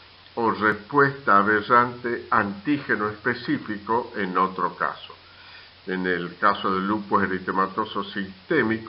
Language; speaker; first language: Spanish; native; Spanish